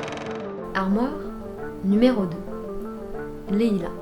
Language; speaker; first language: French; native; French